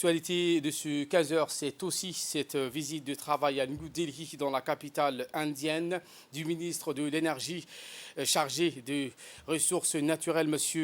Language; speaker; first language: French; native; French